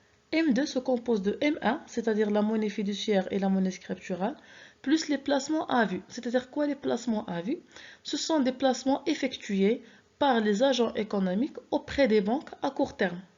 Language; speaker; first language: French; non-native, local second language; Arabic